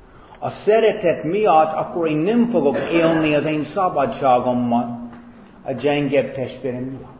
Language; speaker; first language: Hungarian; non-native, fluent; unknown